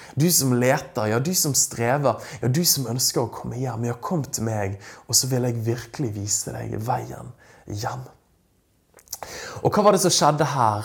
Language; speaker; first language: Norwegian; native; Norwegian